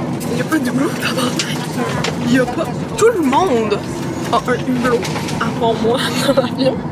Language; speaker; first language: French; native; French